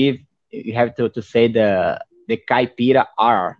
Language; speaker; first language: English; non-native, fluent; Portuguese